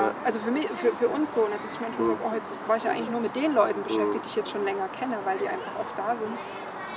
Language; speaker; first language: German; native; German